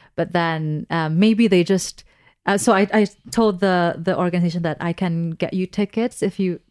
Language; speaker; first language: English; non-native, local second language; Filipino